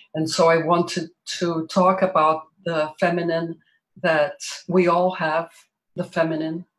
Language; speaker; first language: English; early bilingual, other home language; Portuguese